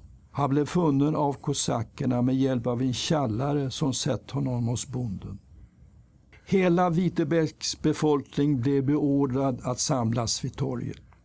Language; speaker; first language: Swedish; native; Swedish